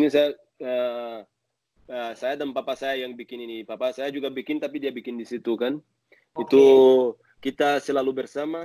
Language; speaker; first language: Indonesian; non-native, learner; Portuguese